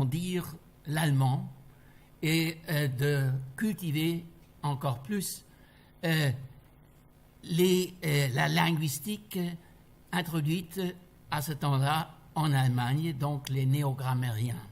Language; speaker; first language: French; non-native, fluent; German